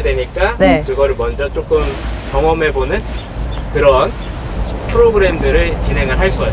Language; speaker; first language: Korean; native; Korean